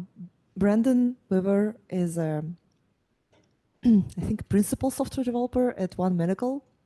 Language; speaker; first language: English; non-native, fluent; Russian